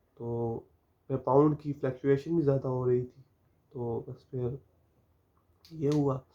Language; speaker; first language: Urdu; non-native, local second language; Punjabi